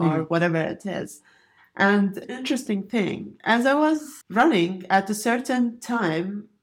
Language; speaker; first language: English; non-native, fluent; Arabic